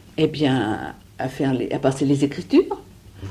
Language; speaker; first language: French; native; French